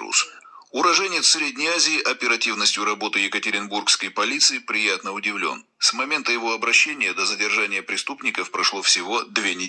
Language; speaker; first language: Russian; native; Russian